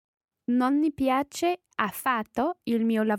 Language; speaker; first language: Italian; non-native, learner; English